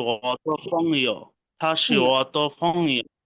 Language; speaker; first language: Chinese; non-native, learner; Bangla